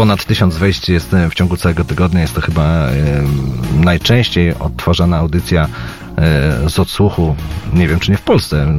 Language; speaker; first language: Polish; native; Polish